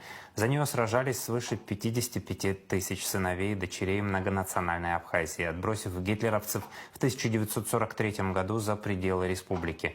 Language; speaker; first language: Russian; native; Russian